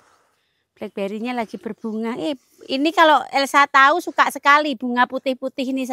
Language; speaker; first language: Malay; non-native, local second language; Javanese